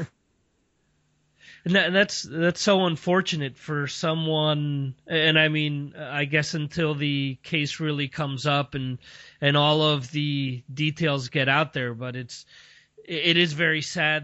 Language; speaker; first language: English; native; English